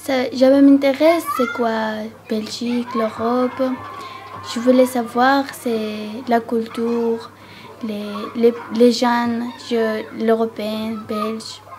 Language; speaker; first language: French; non-native, learner; Georgian